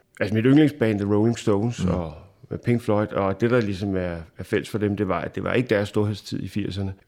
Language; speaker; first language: Danish; native; Danish